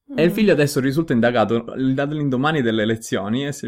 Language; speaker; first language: Italian; native; Italian